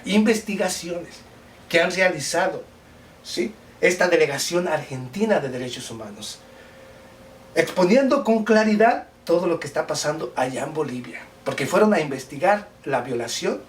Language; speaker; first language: Spanish; native; Spanish